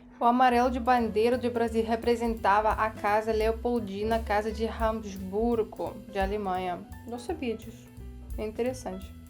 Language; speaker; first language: Portuguese; non-native, fluent; Russian